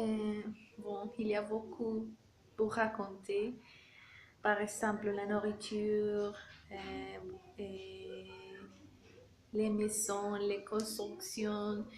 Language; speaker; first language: French; non-native, learner; Spanish